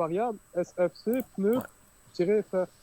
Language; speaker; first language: French; native; French